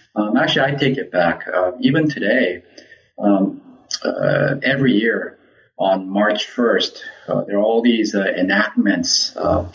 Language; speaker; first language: English; early bilingual, other home language; Korean